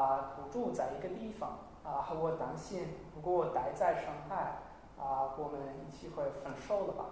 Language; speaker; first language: Chinese; non-native, learner; English